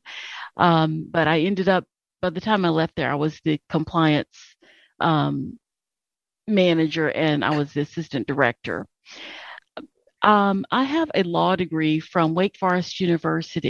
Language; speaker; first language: English; native; English